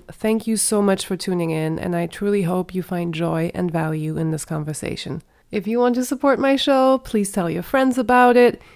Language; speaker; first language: English; non-native, fluent; German